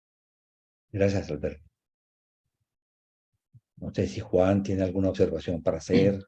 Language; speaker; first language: Spanish; native; Spanish